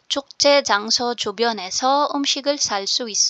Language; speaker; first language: Korean; non-native, fluent; Filipino